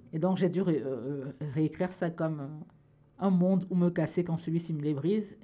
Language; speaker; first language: French; native; French